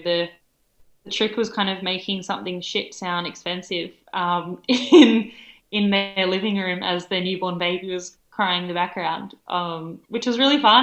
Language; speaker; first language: English; native; English